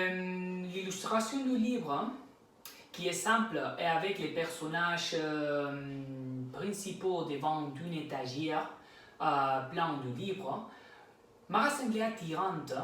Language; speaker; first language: French; non-native, learner; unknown